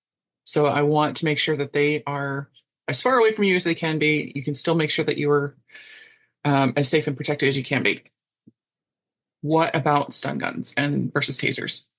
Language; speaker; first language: English; native; English